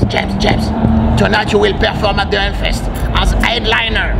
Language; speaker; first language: English; non-native, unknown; French